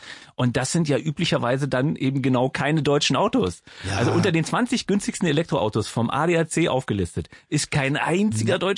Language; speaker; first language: German; native; German